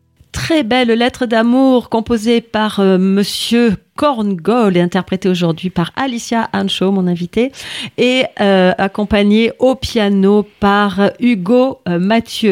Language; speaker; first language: French; native; French